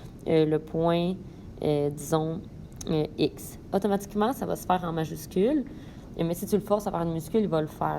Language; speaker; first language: French; native; French